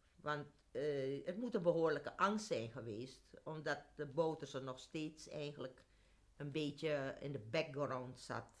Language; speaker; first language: Dutch; native; Dutch